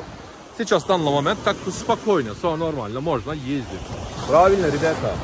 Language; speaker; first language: Russian; non-native, learner; Turkish